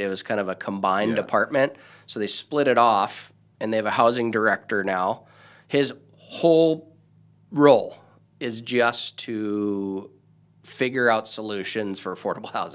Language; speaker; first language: English; native; English